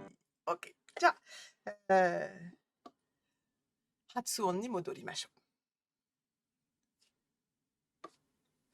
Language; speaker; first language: Japanese; non-native, fluent; French